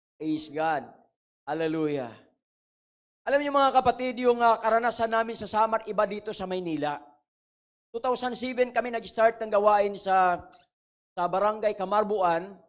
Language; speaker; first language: Filipino; non-native, local second language; Waray